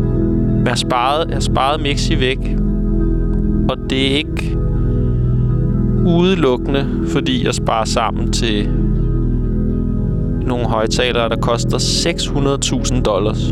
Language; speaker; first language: Danish; native; Danish